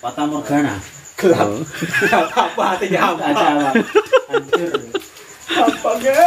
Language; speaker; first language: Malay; non-native, local second language; Javanese